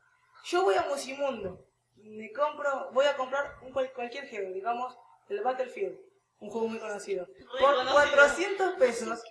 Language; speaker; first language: Spanish; native; Spanish